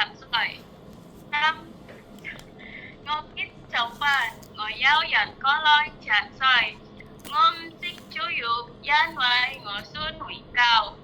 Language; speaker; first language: Cantonese; non-native, learner; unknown